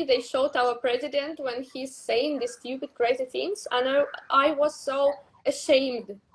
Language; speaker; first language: English; non-native, learner; Russian